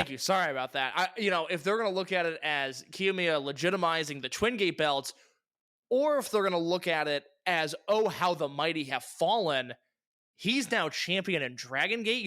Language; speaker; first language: English; native; English